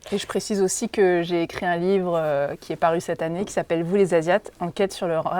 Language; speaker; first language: French; native; French